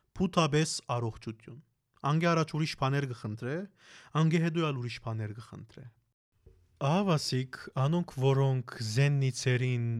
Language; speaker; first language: Armenian; early bilingual, heritage; Armenian